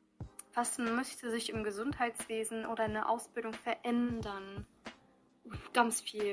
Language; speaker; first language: German; early bilingual, other home language; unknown